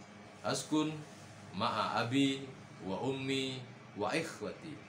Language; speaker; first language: Arabic; non-native, fluent; Indonesian